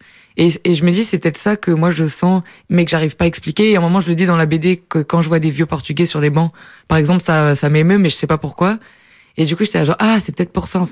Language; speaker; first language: French; native; French